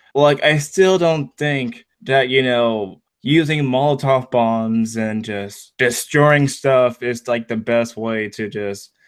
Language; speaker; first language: English; native; English